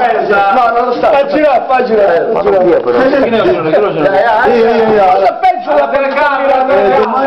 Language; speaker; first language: Italian; native; Italian